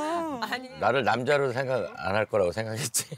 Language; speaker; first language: Korean; native; Korean